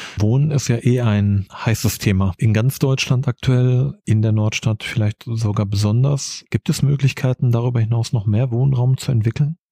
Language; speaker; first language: German; native; German